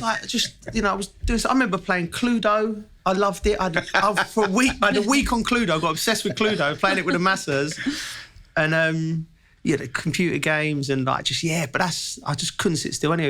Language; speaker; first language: English; native; English